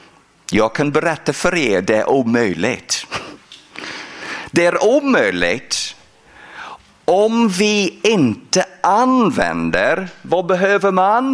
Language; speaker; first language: Swedish; non-native, fluent; English